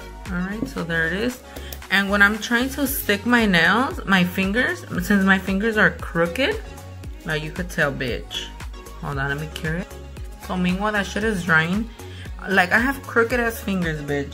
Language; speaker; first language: English; early bilingual, other home language; Spanish